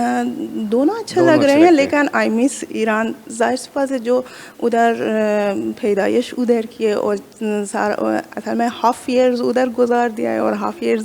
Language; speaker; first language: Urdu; non-native, learner; Persian